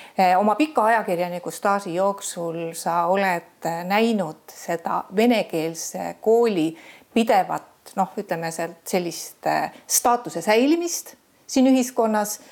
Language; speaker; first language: Estonian; native; Estonian